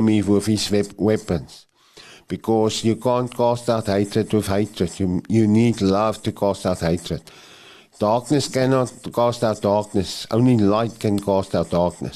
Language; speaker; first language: English; non-native, local second language; Afrikaans